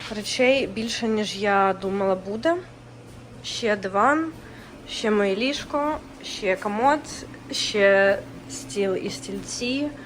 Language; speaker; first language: Ukrainian; native; Ukrainian